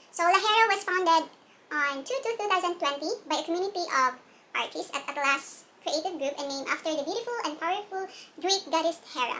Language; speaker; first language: English; non-native, local second language; Cebuano